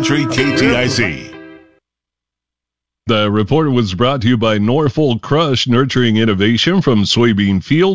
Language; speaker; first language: English; native; English